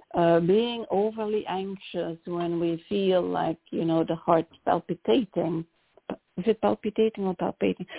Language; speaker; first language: English; non-native, fluent; French